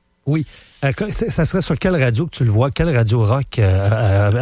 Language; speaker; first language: French; native; French